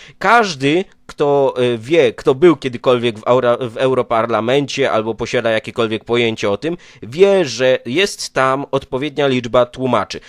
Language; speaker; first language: Polish; native; Polish